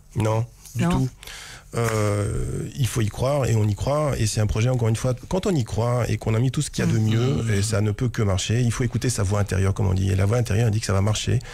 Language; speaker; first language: French; non-native, fluent; Romanian